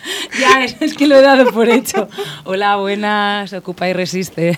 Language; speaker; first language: Spanish; native; Spanish